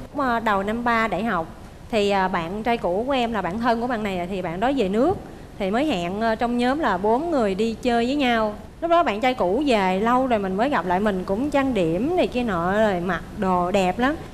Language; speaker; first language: Vietnamese; native; Vietnamese